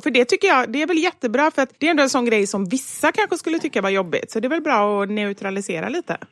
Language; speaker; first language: Swedish; native; Swedish